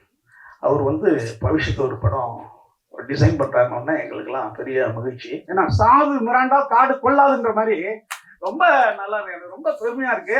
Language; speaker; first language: Tamil; native; Tamil